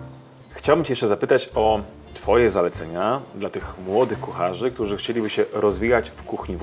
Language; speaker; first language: Polish; native; Polish